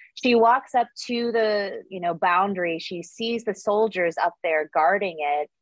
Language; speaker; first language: English; early bilingual, other home language; Korean